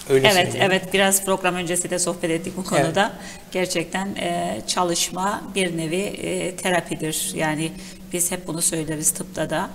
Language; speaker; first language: Turkish; native; Turkish